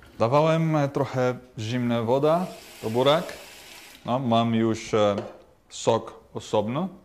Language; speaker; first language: Polish; non-native, learner; Portuguese